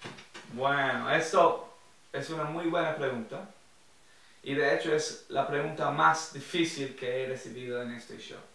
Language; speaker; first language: Spanish; non-native, fluent; English